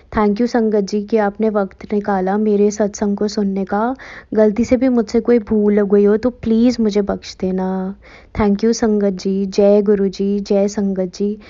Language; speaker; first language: Hindi; native; Hindi